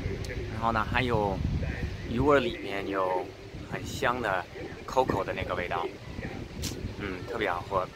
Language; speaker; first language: Chinese; non-native, fluent; English